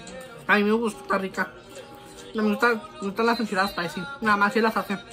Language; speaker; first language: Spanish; early bilingual, heritage; Spanish